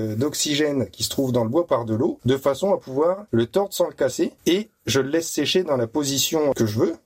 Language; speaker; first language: French; native; French